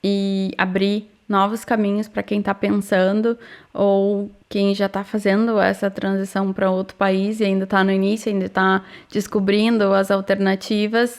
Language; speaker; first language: Portuguese; native; Portuguese